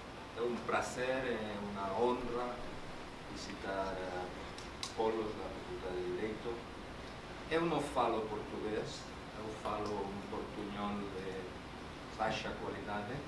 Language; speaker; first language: Portuguese; non-native, learner; Spanish